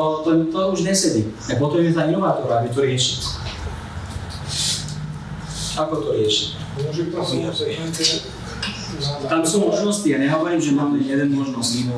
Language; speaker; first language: Slovak; non-native, fluent; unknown